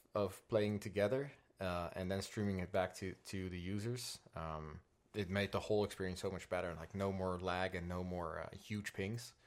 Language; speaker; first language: English; non-native, fluent; Dutch